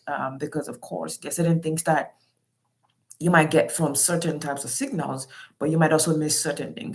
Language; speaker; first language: English; non-native, local second language; Yoruba